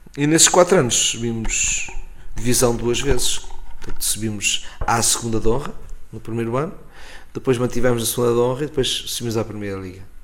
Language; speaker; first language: Portuguese; native; Portuguese